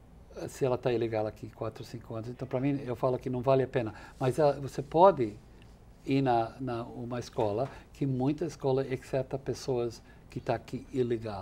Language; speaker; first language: Portuguese; non-native, fluent; English